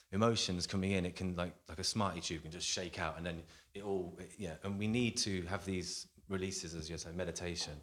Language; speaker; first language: English; native; English